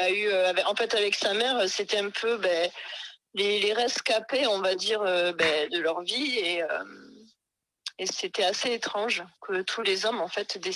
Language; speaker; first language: French; native; French